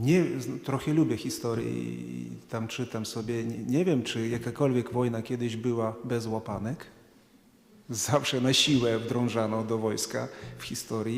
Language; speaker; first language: Polish; non-native, fluent; Ukrainian